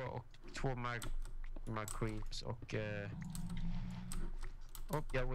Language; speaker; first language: Swedish; native; Swedish